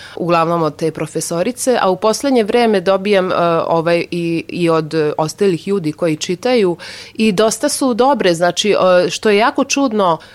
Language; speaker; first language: Serbian; non-native, local second language; Hungarian